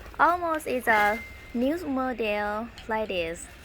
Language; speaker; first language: English; non-native, learner; Thai